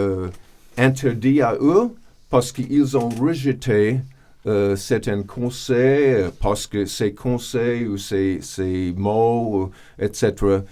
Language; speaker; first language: French; non-native, fluent; English